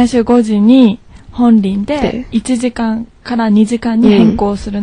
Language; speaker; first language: Japanese; native; Japanese